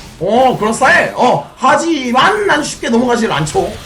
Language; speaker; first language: Korean; native; Korean